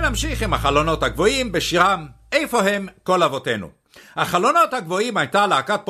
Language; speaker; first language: Hebrew; native; Hebrew